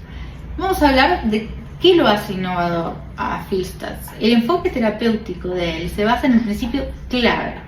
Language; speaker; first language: Spanish; native; Spanish